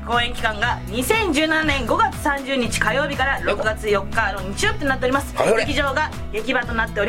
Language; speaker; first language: Japanese; native; Japanese